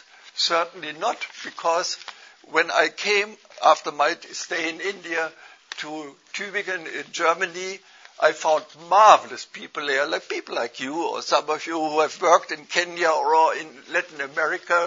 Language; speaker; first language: English; non-native, fluent; German